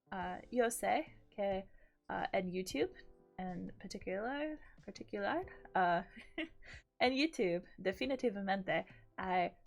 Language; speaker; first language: Spanish; non-native, learner; English